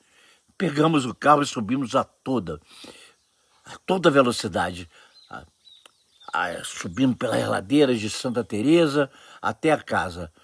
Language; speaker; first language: Portuguese; native; Portuguese